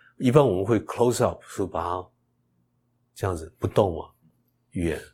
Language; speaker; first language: Chinese; early bilingual, heritage; Chinese